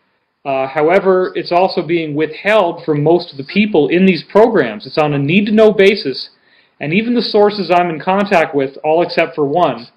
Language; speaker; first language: English; native; English